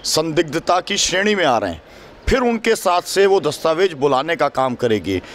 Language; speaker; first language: Hindi; native; Hindi